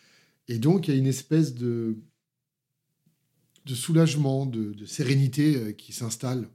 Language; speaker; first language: French; native; French